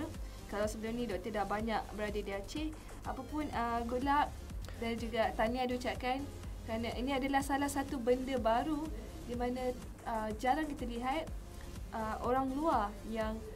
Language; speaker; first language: Malay; native; Malay